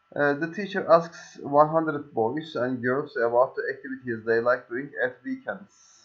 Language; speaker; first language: English; non-native, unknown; Turkish